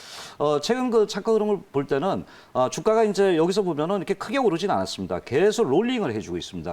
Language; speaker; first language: Korean; native; Korean